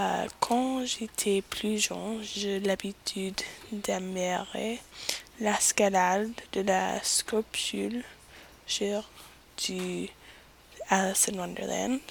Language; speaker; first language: French; non-native, learner; English